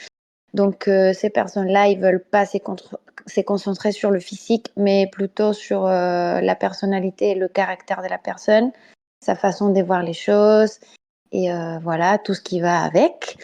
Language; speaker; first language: French; non-native, fluent; Spanish